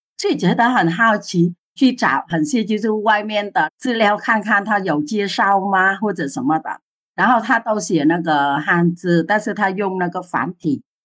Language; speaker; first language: Chinese; non-native, fluent; Vietnamese